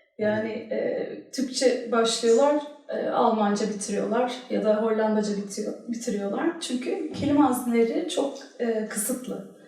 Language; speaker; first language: Turkish; early bilingual, heritage; Turkish